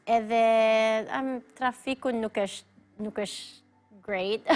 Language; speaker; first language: Albanian; non-native, fluent; Filipino